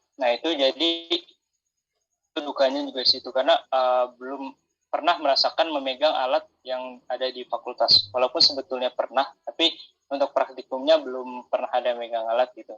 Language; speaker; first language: Indonesian; native; Indonesian